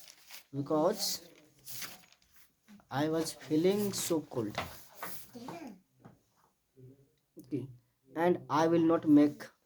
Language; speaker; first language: English; non-native, learner; Hindi